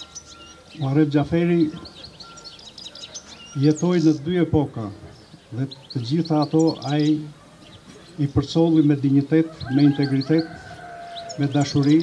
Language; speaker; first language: Albanian; native; Albanian